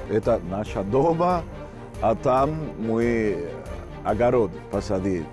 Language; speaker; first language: Russian; non-native, learner; Spanish